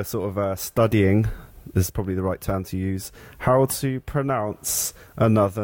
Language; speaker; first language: English; native; English